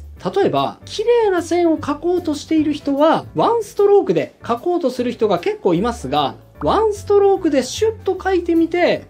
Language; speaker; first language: Japanese; native; Japanese